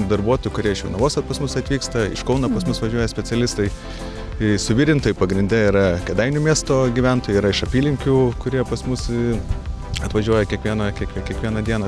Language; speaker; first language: Lithuanian; native; Lithuanian